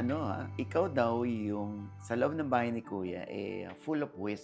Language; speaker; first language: Filipino; native; Filipino